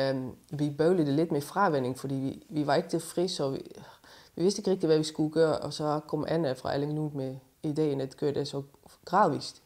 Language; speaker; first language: Danish; non-native, fluent; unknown